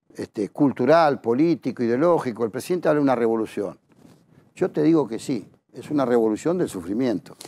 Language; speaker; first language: Spanish; native; Spanish